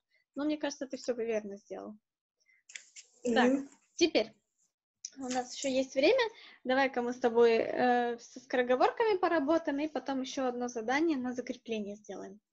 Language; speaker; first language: Russian; native; Russian